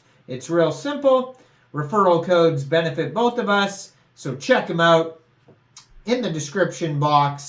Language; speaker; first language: English; native; English